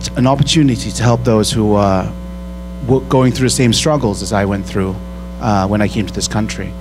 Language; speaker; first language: English; early bilingual, other home language; Thai